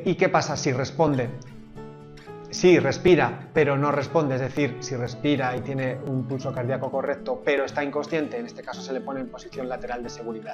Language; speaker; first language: Spanish; native; Spanish